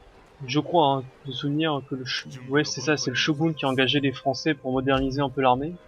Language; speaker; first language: French; native; French